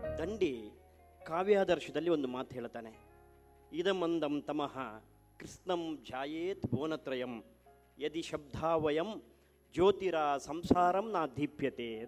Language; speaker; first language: Kannada; non-native, local second language; Tulu